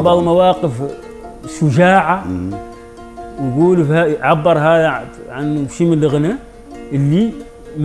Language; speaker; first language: Arabic; native; Arabic